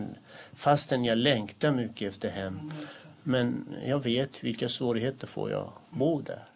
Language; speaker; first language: Swedish; non-native, fluent; Kurdish